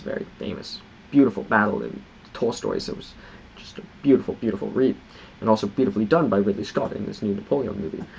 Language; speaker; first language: English; native; English